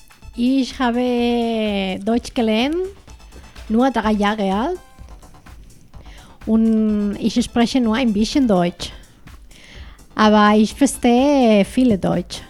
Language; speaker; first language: German; non-native, learner; Spanish